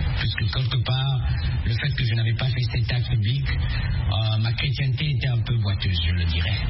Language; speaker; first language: French; non-native, local second language; Swahili